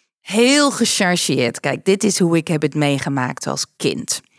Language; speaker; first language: Dutch; non-native, fluent; English